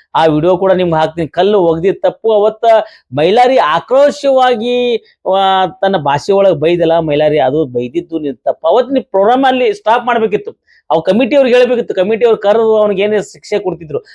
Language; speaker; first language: Kannada; native; Kannada